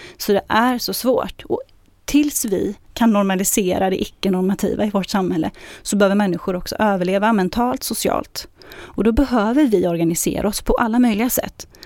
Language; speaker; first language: Swedish; early bilingual, other home language; Arabic